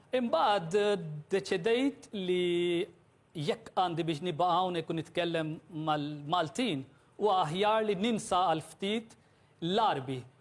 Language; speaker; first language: Maltese; non-native, fluent; Urdu